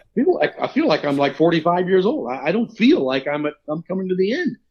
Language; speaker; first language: English; native; English